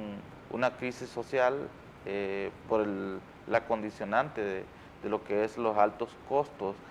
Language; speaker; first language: Spanish; native; Spanish